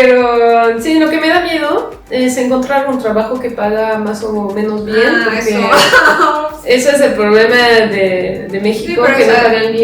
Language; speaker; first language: Spanish; non-native, fluent; French